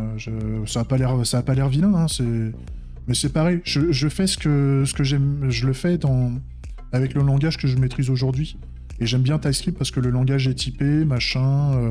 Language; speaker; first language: French; native; French